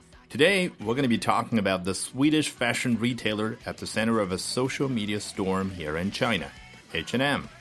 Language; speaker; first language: English; non-native, fluent; Chinese